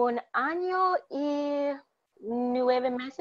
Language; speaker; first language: Spanish; non-native, learner; English